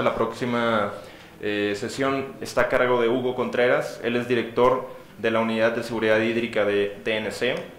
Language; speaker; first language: Spanish; native; Spanish